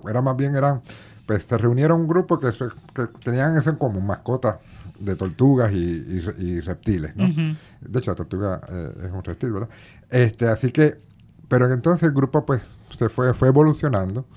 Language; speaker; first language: Spanish; native; Spanish